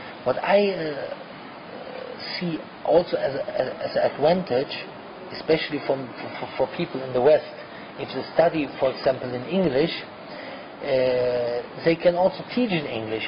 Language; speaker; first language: English; non-native, fluent; German